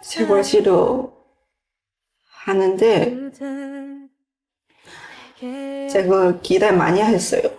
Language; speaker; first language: Korean; non-native, learner; Chinese